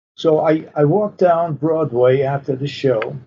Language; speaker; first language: English; early bilingual, other home language; Polish